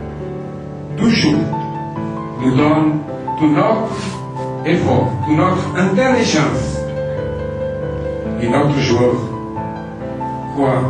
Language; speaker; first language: French; non-native, fluent; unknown